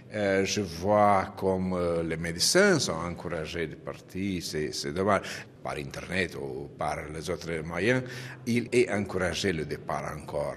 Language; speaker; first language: French; non-native, fluent; Romanian